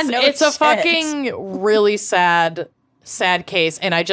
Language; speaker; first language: English; native; English